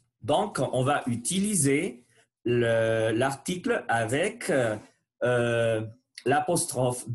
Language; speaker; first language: French; non-native, learner; Spanish